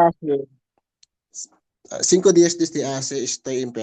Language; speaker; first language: Spanish; non-native, learner; Filipino